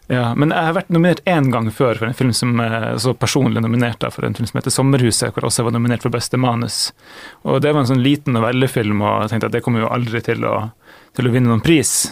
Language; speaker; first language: Norwegian; native; Norwegian